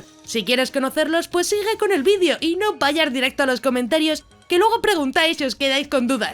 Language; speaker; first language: Spanish; native; Spanish